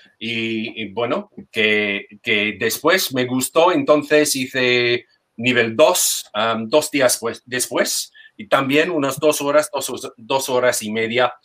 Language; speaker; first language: Spanish; non-native, fluent; English